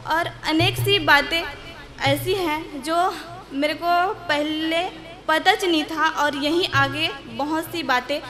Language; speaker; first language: Hindi; native; Hindi